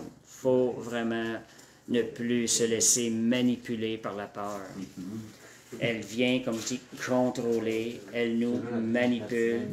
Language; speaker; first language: French; native; French